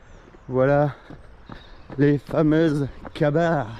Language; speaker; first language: French; native; French